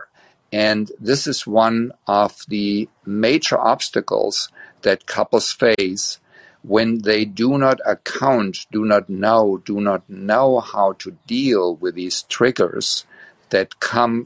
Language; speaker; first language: English; non-native, fluent; German